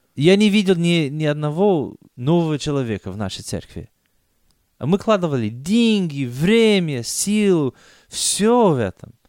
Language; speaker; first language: Russian; non-native, fluent; English